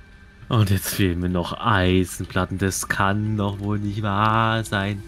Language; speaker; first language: German; native; German